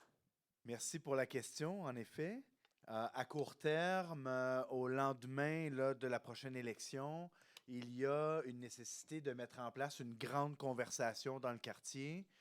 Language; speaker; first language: French; native; French